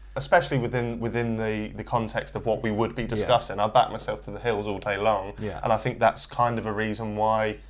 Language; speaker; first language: English; native; English